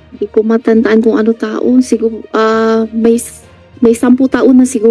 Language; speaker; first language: Filipino; non-native, learner; Chinese